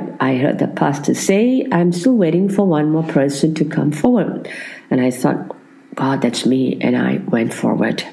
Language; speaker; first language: English; non-native, local second language; Tamil